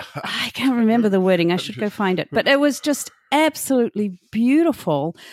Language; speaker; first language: English; native; English